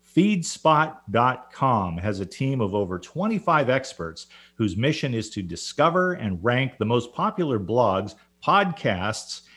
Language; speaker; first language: English; native; English